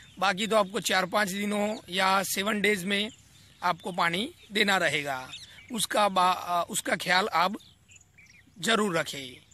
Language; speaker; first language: Hindi; non-native, local second language; Gujarati